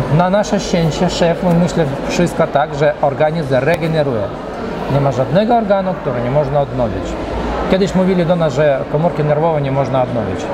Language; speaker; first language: Polish; early bilingual, heritage; Russian